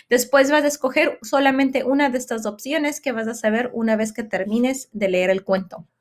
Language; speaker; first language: Spanish; early bilingual, heritage; Spanish